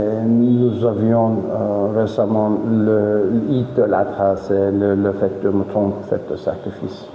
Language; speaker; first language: French; non-native, fluent; Turkish